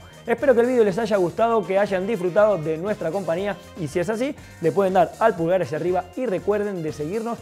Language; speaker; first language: Spanish; native; Spanish